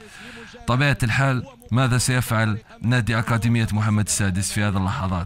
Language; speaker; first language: Arabic; native; Arabic